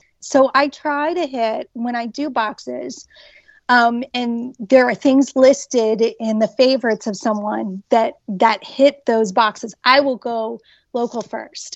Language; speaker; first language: English; native; English